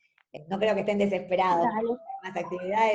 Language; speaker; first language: Spanish; native; Spanish